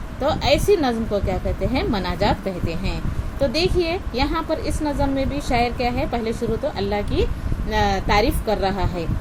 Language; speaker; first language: Urdu; native; Urdu